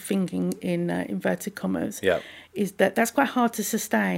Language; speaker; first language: English; native; English